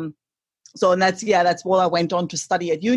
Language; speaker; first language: English; non-native, fluent; German